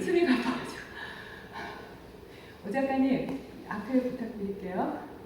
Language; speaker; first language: Korean; native; Korean